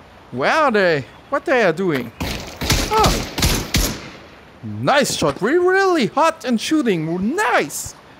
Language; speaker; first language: English; non-native, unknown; German